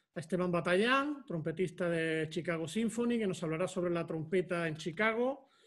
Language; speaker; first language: Spanish; native; Spanish